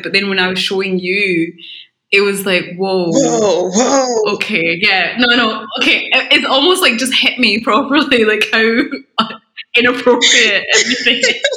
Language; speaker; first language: English; native; English